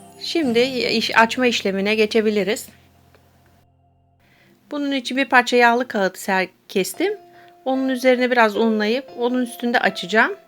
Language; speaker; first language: Turkish; native; Turkish